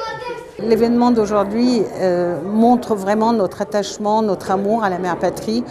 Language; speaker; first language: French; non-native, fluent; Arabic